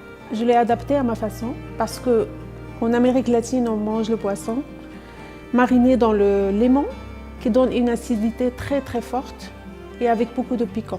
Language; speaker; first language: French; non-native, fluent; Spanish